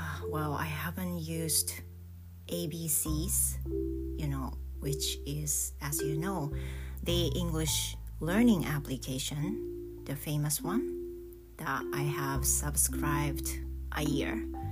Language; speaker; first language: English; non-native, fluent; Japanese